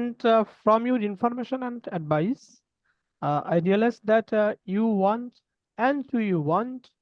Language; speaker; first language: English; non-native, learner; Bangla